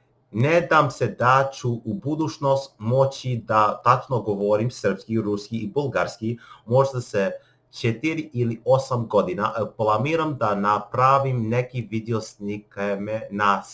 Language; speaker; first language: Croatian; non-native, learner; English